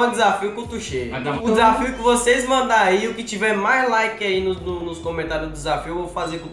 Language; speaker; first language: Portuguese; native; Portuguese